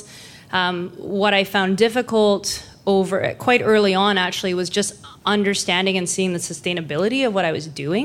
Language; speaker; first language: English; native; English